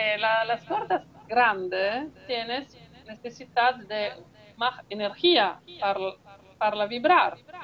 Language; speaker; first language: Spanish; non-native, learner; Italian